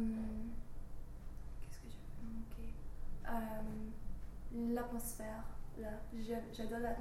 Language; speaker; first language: French; non-native, fluent; English